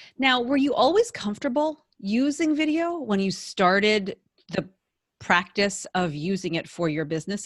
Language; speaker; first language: English; native; English